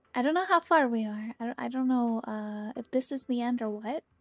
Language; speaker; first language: English; native; English